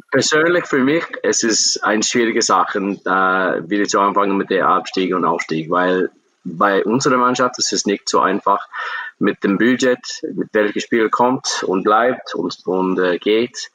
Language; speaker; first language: German; non-native, fluent; English